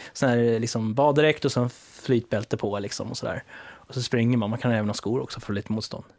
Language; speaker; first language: Swedish; early bilingual, other home language; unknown